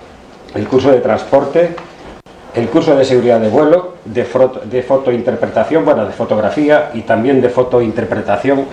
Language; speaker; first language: Spanish; native; Spanish